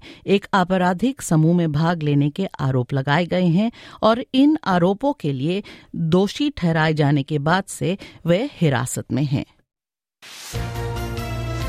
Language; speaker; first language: Hindi; native; Hindi